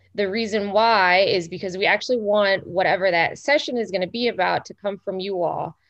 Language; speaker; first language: English; native; English